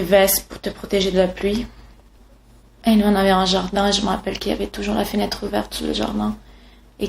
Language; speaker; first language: French; non-native, fluent; Italian